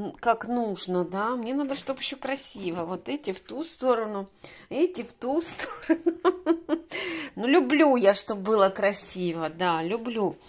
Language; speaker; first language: Russian; native; Russian